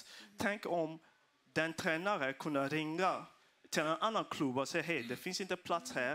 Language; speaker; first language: Swedish; non-native, fluent; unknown